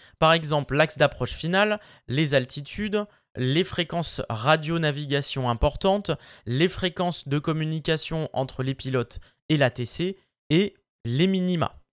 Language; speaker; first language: French; native; French